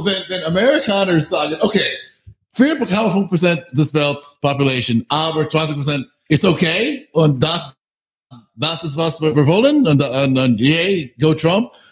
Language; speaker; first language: English; native; English